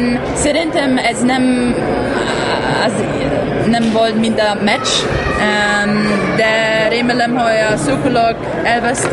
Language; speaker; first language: Hungarian; non-native, learner; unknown